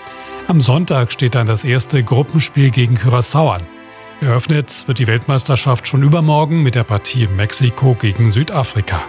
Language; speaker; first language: German; native; German